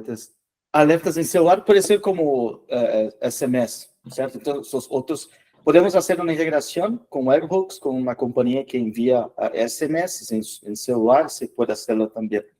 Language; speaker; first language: Spanish; non-native, fluent; Portuguese